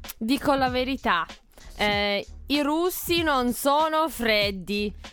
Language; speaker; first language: Italian; non-native, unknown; Uzbek